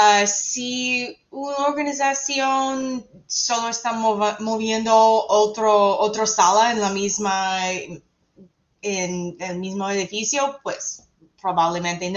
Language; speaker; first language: Spanish; non-native, fluent; English